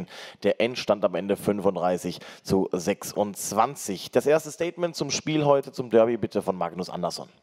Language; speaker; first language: German; native; German